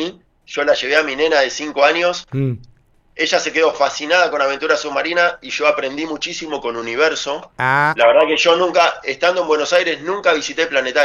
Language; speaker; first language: Spanish; native; Spanish